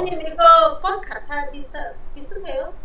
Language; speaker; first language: Korean; non-native, learner; Vietnamese